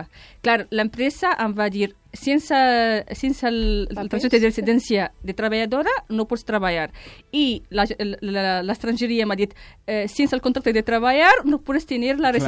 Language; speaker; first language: Catalan; non-native, fluent; Arabic